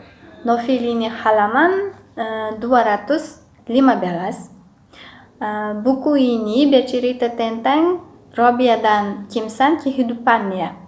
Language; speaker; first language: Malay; non-native, learner; Uzbek